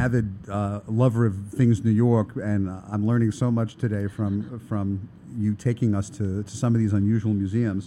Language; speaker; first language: English; native; English